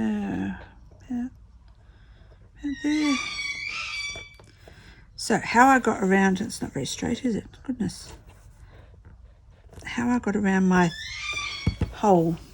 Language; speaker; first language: English; native; English